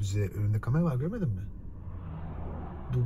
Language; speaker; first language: Turkish; native; Turkish